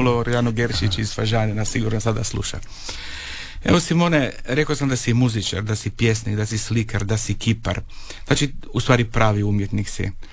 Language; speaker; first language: Croatian; native; Croatian